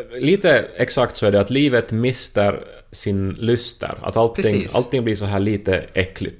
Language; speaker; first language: Swedish; native; Swedish